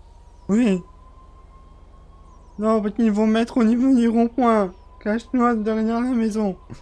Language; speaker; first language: French; native; French